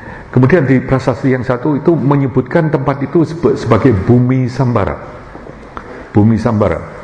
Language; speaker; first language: Indonesian; native; Indonesian